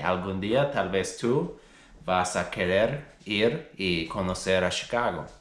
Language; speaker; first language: Spanish; non-native, fluent; English